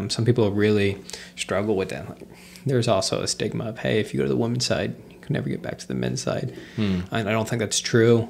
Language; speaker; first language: English; native; English